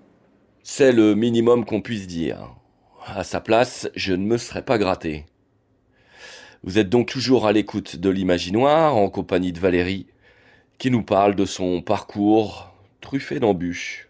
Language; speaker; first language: French; native; French